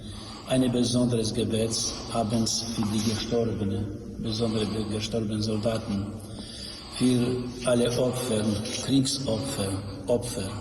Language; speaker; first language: German; non-native, learner; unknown